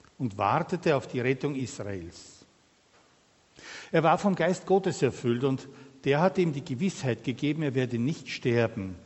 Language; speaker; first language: German; native; German